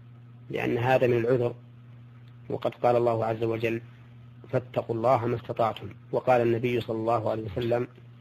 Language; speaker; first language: Arabic; native; Arabic